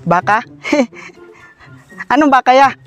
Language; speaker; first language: Filipino; non-native, local second language; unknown